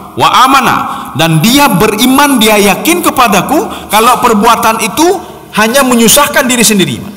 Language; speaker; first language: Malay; non-native, local second language; Achinese